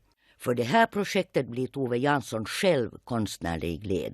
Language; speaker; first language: Swedish; native; Swedish